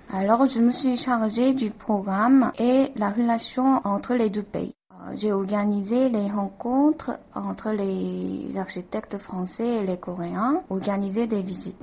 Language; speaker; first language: French; non-native, fluent; Korean